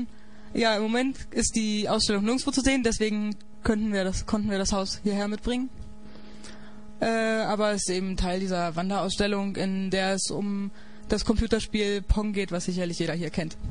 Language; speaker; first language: German; native; German